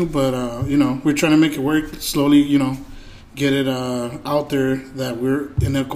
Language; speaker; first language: English; early bilingual, other home language; Spanish